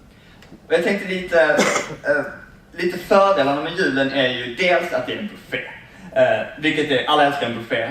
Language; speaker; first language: Swedish; native; Swedish